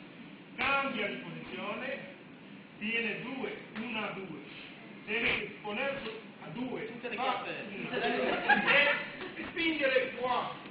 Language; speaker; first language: Italian; non-native, learner; Romanian